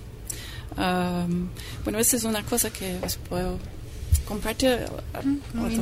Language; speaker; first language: Spanish; non-native, fluent; English